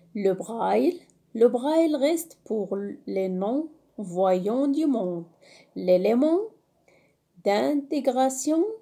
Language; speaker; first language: French; non-native, local second language; Arabic